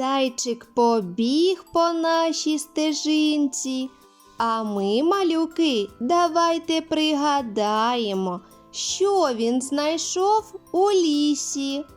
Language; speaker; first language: Ukrainian; native; Ukrainian